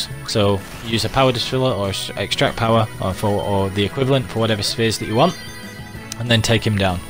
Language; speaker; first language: English; native; English